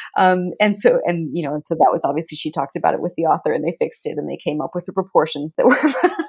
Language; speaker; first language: English; native; English